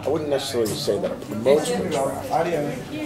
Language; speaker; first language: English; native; English